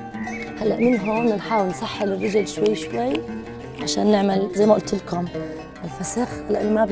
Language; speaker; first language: Arabic; native; Arabic